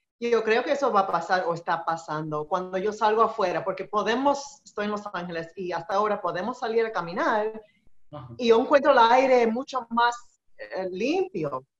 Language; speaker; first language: Spanish; early bilingual, heritage; Spanish